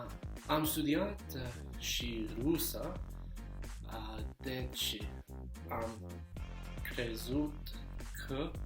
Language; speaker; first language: Romanian; non-native, learner; English